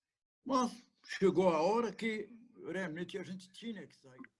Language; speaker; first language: Portuguese; non-native, fluent; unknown